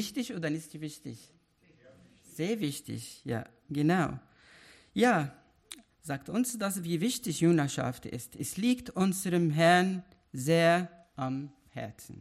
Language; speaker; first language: German; non-native, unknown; Arabic